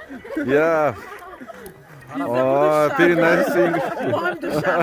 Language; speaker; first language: English; non-native, learner; Korean